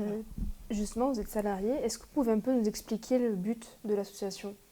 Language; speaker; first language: French; native; French